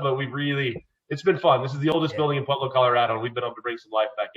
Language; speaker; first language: English; native; English